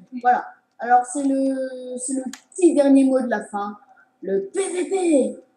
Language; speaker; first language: French; native; French